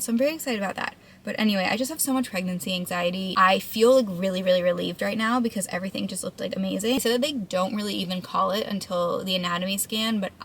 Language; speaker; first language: English; native; English